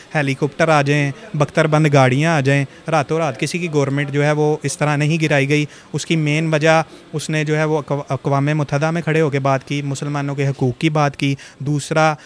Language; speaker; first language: Urdu; non-native, local second language; Punjabi